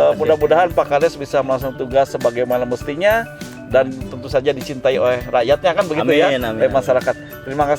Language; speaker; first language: Indonesian; non-native, local second language; Sundanese